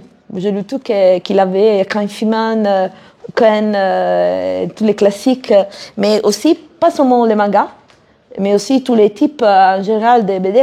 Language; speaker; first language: French; non-native, fluent; Italian